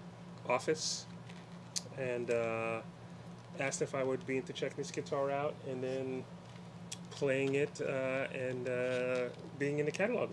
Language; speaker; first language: English; native; English